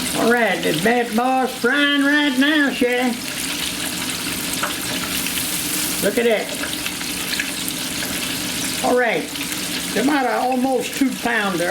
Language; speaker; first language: English; native; English